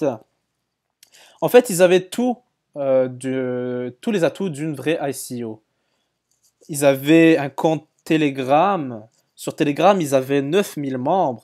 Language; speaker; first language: French; native; French